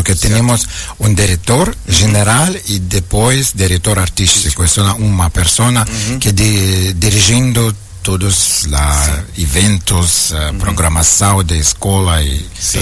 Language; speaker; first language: Portuguese; non-native, learner; Ukrainian